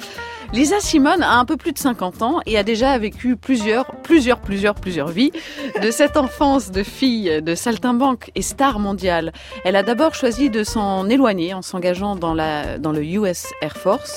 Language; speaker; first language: French; native; French